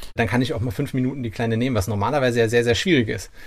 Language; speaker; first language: German; native; German